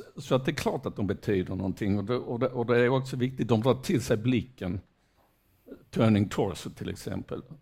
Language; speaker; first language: Swedish; native; Swedish